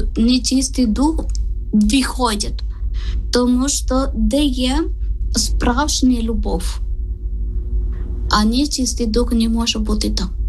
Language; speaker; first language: Ukrainian; non-native, learner; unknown